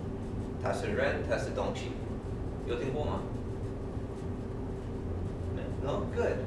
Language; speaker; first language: Chinese; non-native, fluent; English